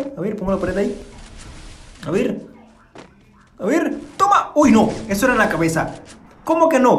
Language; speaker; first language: Spanish; native; Spanish